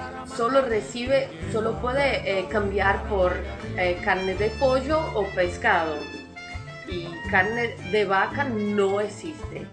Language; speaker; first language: Spanish; non-native, fluent; Portuguese